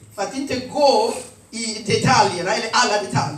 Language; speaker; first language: Swedish; non-native, fluent; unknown